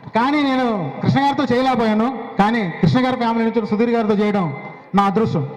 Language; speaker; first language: Telugu; native; Telugu